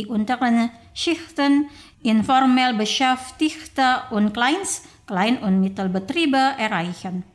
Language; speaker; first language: German; non-native, fluent; Indonesian